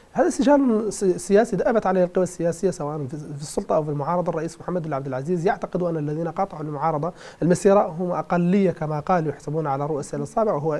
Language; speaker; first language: Arabic; native; Arabic